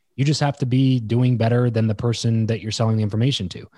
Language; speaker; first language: English; native; English